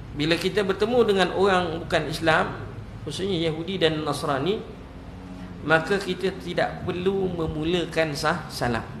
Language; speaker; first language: Malay; native; Malay